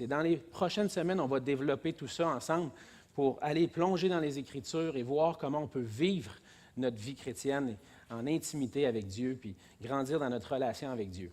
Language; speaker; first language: French; native; French